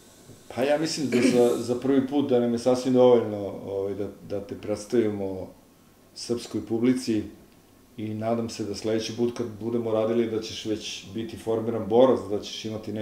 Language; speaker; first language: Serbian; native; Serbian